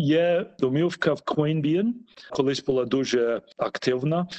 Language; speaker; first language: Ukrainian; early bilingual, heritage; Ukrainian